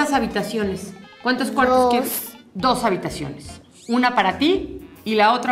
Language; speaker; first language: Spanish; native; Spanish